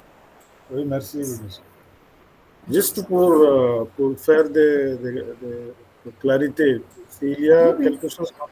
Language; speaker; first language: French; non-native, fluent; Malayalam